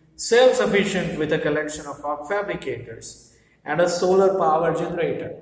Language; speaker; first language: English; non-native, local second language; Gujarati